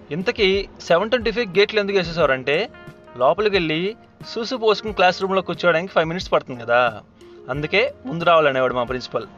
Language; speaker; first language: Telugu; non-native, local second language; Hindi